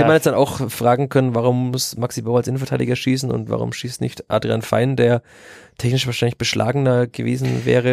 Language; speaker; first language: German; native; German